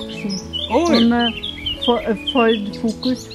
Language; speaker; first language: Spanish; non-native, learner; Norwegian